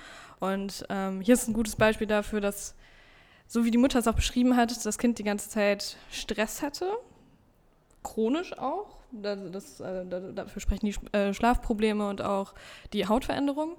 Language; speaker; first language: German; native; German